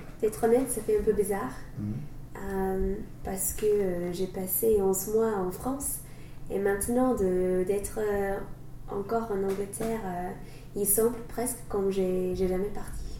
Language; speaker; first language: French; non-native, learner; English